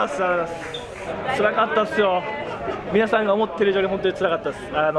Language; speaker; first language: Japanese; native; Japanese